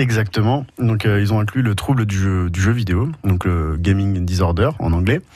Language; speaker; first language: French; native; French